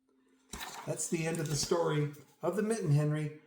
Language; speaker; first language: English; native; English